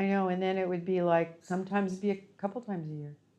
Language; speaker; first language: English; native; English